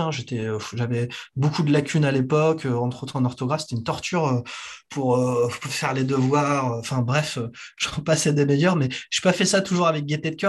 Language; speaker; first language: French; native; French